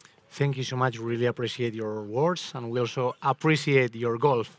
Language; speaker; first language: English; non-native, fluent; Spanish